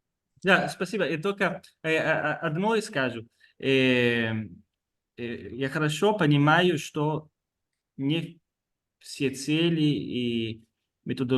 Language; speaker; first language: Russian; non-native, fluent; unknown